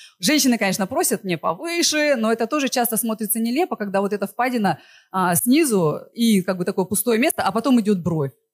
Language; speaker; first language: Russian; native; Russian